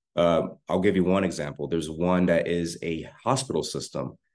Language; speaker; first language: English; native; English